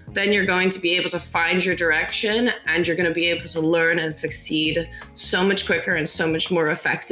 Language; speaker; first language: English; native; English